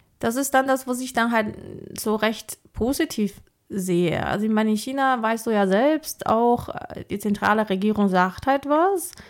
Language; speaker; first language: German; non-native, fluent; Chinese